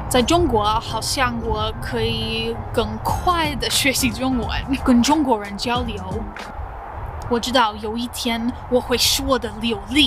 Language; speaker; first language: Chinese; non-native, learner; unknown